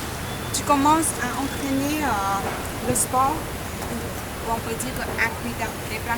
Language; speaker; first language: French; non-native, learner; Vietnamese